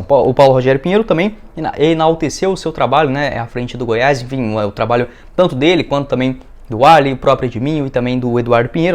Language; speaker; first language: Portuguese; native; Portuguese